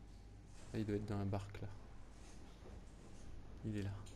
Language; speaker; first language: French; native; French